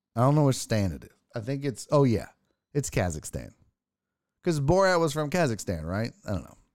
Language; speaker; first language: English; early bilingual, other home language; German